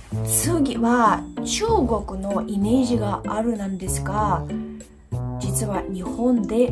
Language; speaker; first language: Japanese; non-native, fluent; Russian